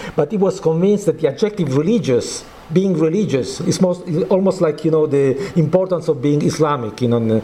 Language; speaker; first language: English; non-native, fluent; Italian